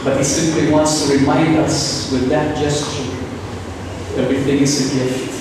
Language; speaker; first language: English; non-native, local second language; Filipino